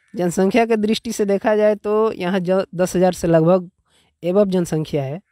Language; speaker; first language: Hindi; native; Hindi